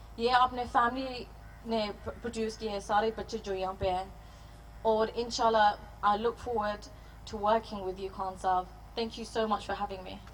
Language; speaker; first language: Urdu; early bilingual, heritage; Urdu